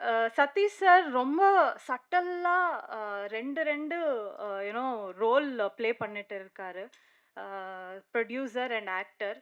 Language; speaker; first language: Tamil; non-native, learner; Kannada